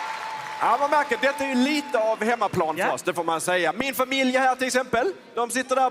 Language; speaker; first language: Swedish; native; Swedish